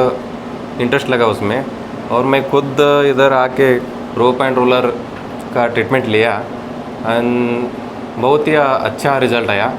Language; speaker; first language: Hindi; non-native, local second language; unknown